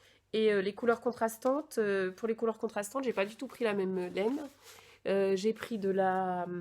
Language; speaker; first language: French; native; French